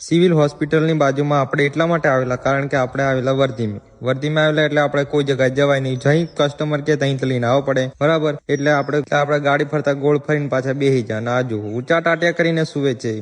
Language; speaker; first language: Gujarati; native; Gujarati